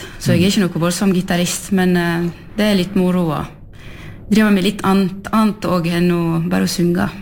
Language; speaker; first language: Norwegian; early bilingual, heritage; Norwegian